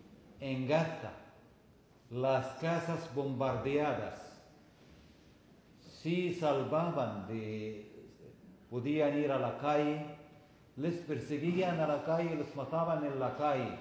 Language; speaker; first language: Spanish; non-native, fluent; Arabic